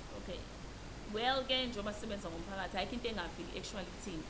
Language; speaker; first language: Zulu; native; Zulu